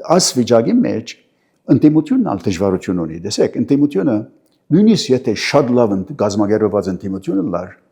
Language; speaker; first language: Armenian; early bilingual, heritage; Armenian